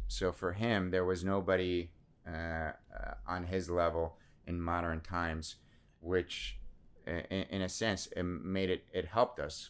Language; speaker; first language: English; early bilingual, other home language; Assyrian Neo-Aramaic